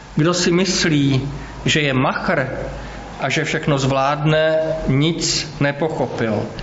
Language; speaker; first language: Czech; native; Czech